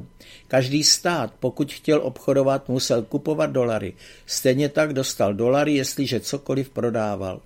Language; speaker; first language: Czech; native; Czech